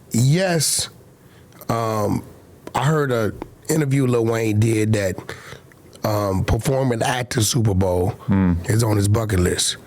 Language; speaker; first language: English; native; English